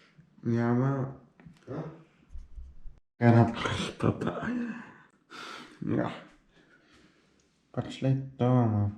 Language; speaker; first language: Slovenian; early bilingual, other home language; Polish